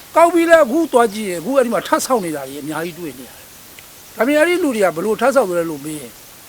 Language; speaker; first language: Burmese; native; Burmese